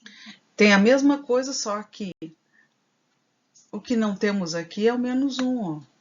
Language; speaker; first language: Portuguese; native; Portuguese